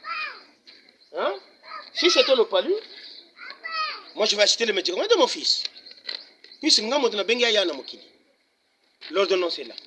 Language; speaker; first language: French; non-native, local second language; Lingala